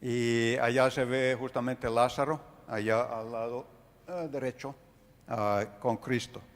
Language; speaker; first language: Spanish; non-native, fluent; Finnish